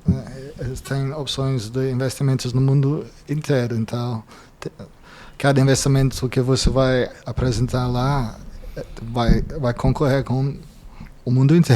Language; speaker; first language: Portuguese; non-native, fluent; English